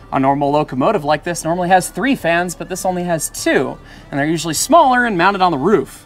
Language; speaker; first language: English; native; English